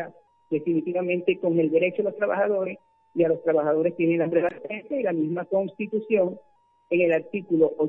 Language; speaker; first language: Spanish; native; Spanish